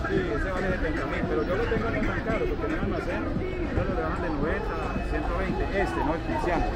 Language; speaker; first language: Spanish; native; Spanish